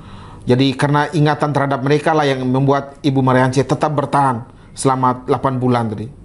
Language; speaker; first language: Indonesian; native; Indonesian